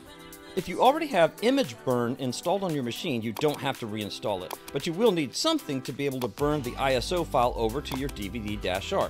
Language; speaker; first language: English; native; English